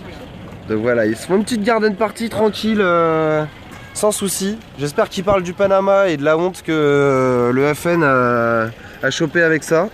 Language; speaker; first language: French; native; French